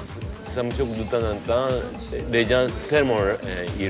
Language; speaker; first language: French; non-native, fluent; Japanese